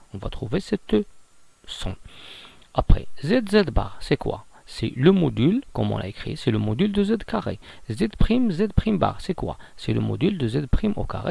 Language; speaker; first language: French; non-native, local second language; Arabic